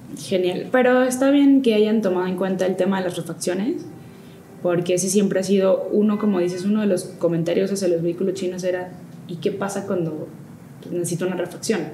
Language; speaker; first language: Spanish; native; Spanish